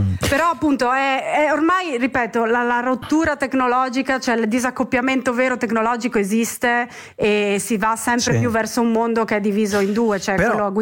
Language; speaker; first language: Italian; native; Italian